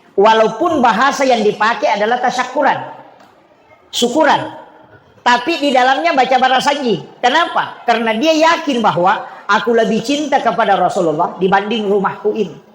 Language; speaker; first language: Indonesian; non-native, local second language; Buginese